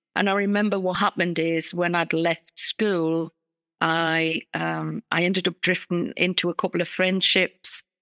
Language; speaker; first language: English; native; English